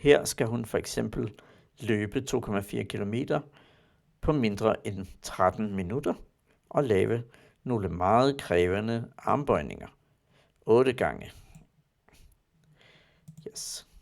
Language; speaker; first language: Danish; non-native, learner; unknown